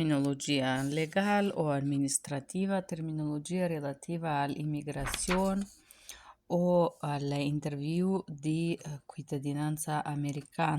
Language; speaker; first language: Spanish; non-native, fluent; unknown